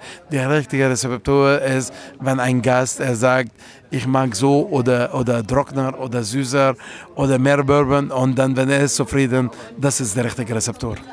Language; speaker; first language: German; non-native, fluent; Italian